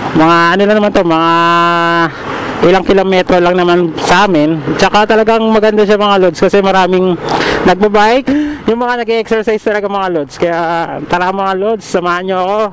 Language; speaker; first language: Filipino; native; Filipino